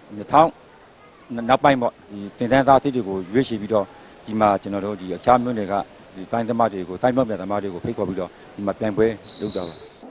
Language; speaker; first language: Burmese; native; Burmese